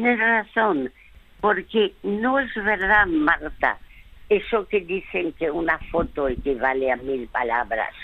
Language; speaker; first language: Spanish; early bilingual, other home language; French